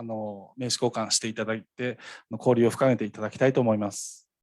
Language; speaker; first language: Japanese; native; Japanese